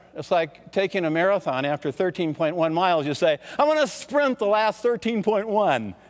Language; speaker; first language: English; early bilingual, other home language; German